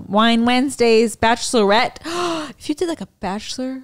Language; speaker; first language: English; native; English